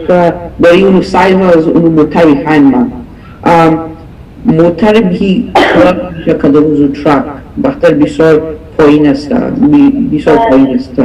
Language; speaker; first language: Persian; early bilingual, heritage; Persian